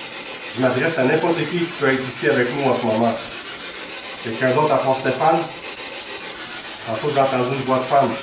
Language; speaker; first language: French; native; French